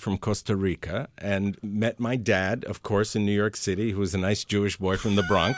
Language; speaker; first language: English; early bilingual, other home language; Spanish